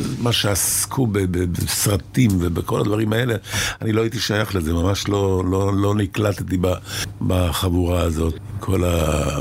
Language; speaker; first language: Hebrew; early bilingual, other home language; Arabic